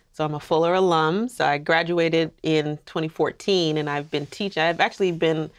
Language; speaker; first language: English; native; English